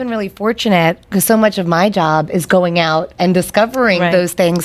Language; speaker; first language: English; native; English